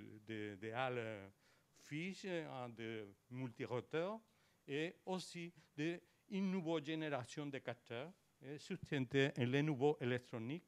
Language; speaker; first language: French; non-native, learner; Spanish